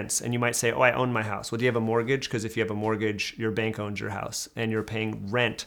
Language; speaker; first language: English; native; English